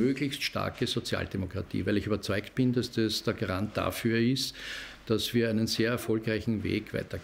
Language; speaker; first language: German; native; German